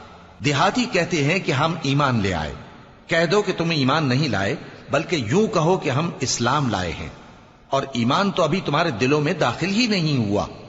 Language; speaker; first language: Urdu; native; Urdu